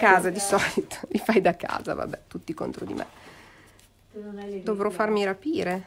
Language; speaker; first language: Italian; native; Italian